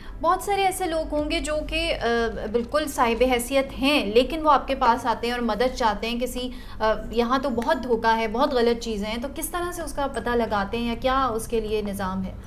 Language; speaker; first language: Urdu; native; Urdu